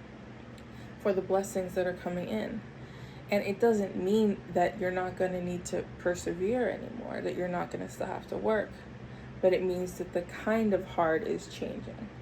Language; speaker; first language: English; native; English